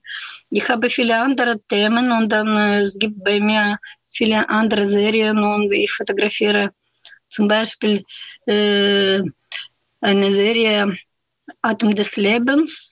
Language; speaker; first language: German; non-native, fluent; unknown